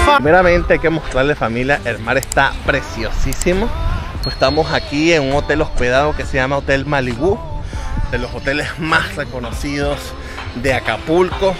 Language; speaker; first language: Spanish; native; Spanish